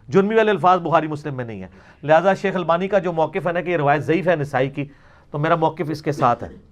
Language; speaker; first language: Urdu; non-native, local second language; Punjabi